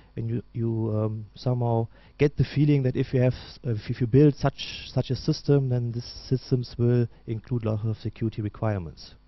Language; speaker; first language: English; non-native, fluent; German